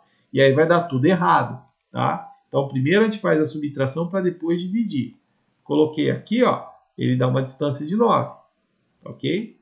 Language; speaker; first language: Portuguese; native; Portuguese